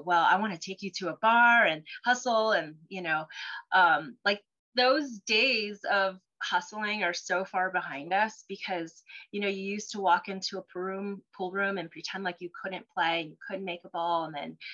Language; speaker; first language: English; early bilingual, other home language; Cantonese